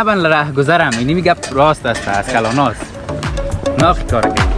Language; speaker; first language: Persian; native; Persian